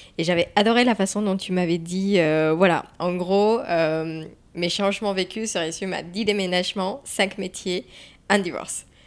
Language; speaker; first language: French; non-native, fluent; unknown